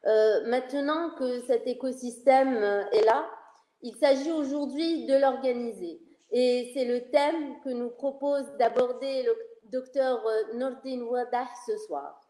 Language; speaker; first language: French; non-native, local second language; Arabic